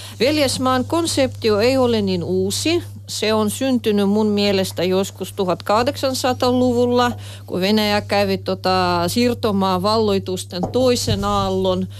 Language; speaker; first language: Finnish; non-native, fluent; Russian